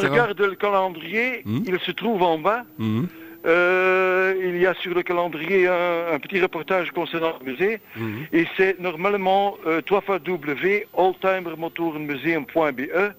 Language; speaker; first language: French; non-native, local second language; Dutch